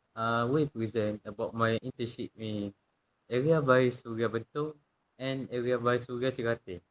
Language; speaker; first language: English; non-native, local second language; Malay